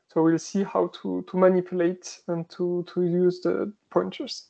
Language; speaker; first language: English; non-native, fluent; French